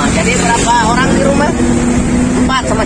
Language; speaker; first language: Indonesian; non-native, local second language; Sundanese